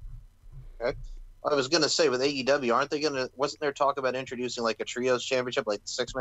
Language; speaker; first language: English; native; English